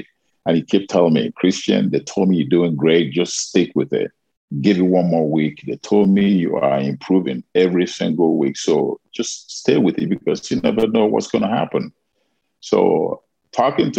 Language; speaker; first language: English; non-native, local second language; Igbo